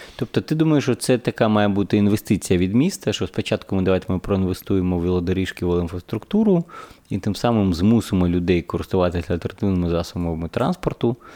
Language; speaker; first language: Ukrainian; native; Ukrainian